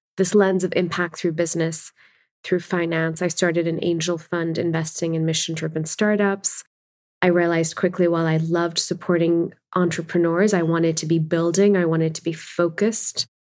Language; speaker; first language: English; non-native, local second language; Urdu